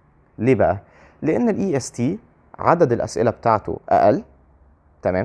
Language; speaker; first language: Arabic; native; Arabic